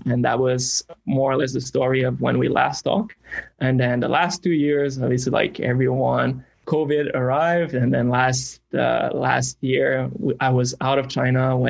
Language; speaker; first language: English; native; English